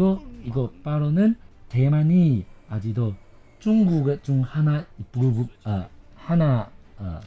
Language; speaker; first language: Korean; non-native, fluent; Chinese